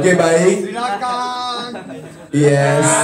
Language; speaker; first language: Indonesian; native; Indonesian